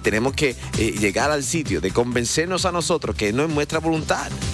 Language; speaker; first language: Spanish; native; Spanish